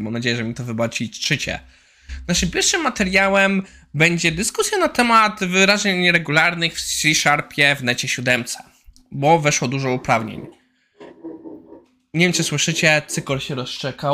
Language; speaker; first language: Polish; native; Polish